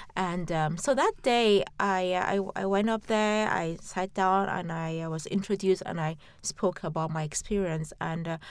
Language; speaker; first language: English; non-native, local second language; Yoruba